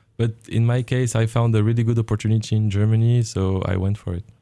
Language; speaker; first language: English; non-native, fluent; Arabic